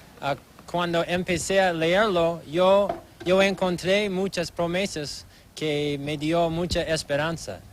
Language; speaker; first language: Spanish; non-native, learner; English